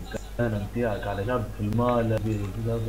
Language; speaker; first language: Arabic; native; Arabic